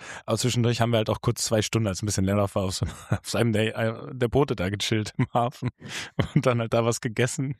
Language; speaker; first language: German; native; German